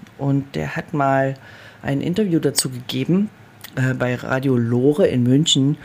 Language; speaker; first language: German; native; German